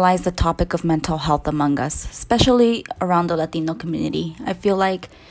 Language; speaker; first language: English; early bilingual, other home language; Spanish